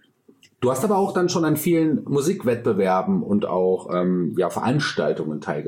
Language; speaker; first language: German; native; German